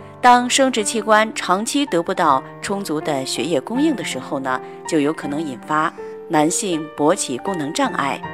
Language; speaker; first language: Chinese; native; Chinese